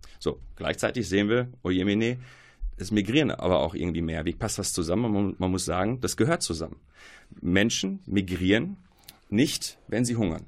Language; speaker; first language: German; early bilingual, other home language; Arabic